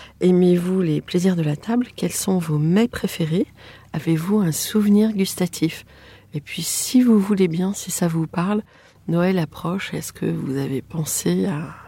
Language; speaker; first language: French; native; French